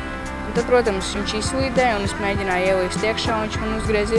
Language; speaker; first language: Latvian; native; Latvian